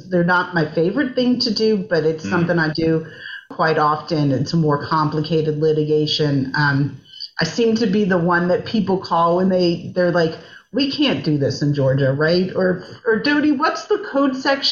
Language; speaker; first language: English; native; English